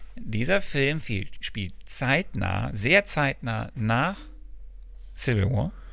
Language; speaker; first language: German; native; German